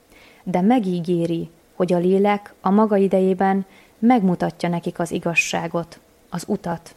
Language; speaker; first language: Hungarian; native; Hungarian